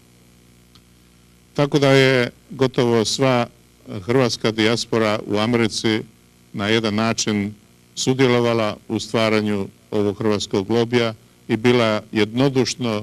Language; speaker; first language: Croatian; native; Croatian